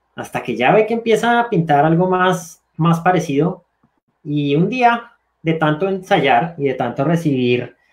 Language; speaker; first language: Spanish; native; Spanish